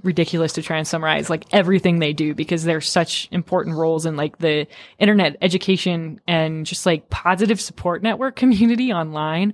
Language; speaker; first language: English; native; English